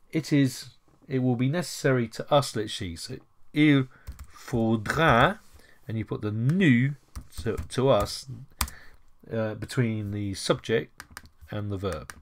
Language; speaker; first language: English; native; English